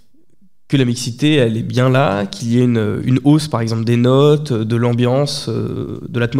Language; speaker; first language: French; native; French